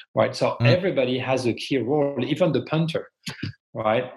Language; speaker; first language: English; non-native, fluent; French